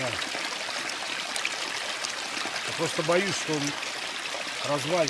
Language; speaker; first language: Russian; native; Russian